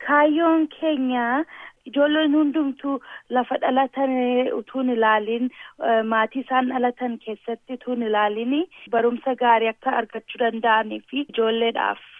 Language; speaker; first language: Oromo; early bilingual, heritage; Oromo